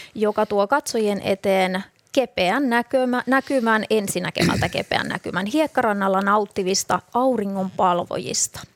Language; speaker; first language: Finnish; native; Finnish